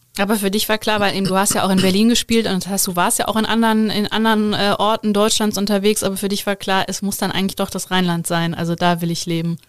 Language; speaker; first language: German; native; German